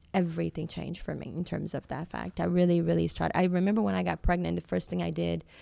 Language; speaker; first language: English; non-native, fluent; Portuguese